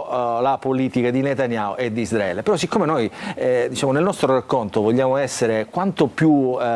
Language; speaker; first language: Italian; native; Italian